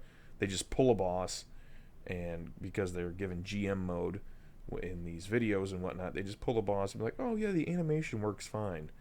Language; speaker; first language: English; native; English